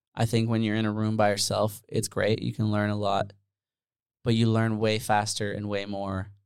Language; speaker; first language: English; early bilingual, other home language; Dutch